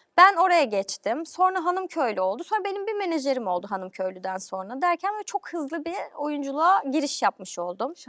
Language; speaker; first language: Turkish; native; Turkish